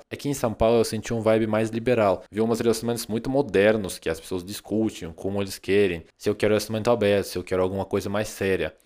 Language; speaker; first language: Portuguese; non-native, fluent; Russian